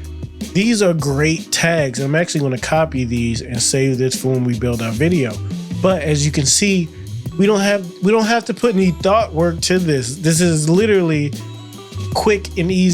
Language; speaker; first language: English; native; English